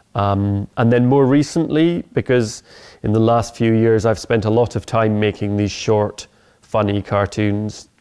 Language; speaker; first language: English; native; English